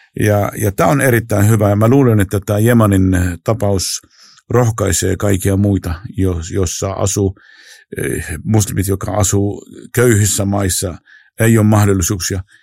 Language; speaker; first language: Finnish; non-native, fluent; Arabic